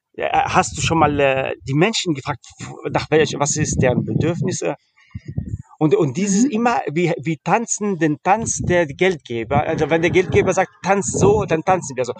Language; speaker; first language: German; early bilingual, heritage; German